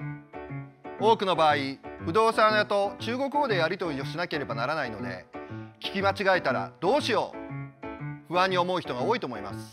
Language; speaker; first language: Japanese; native; Japanese